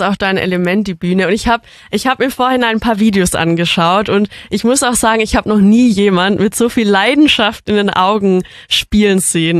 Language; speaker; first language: German; native; German